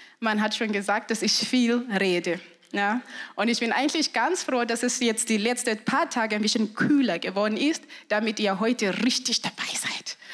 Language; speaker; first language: German; non-native, fluent; Shona